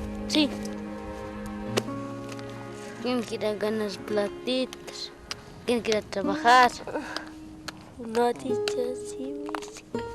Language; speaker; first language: Spanish; non-native, local second language; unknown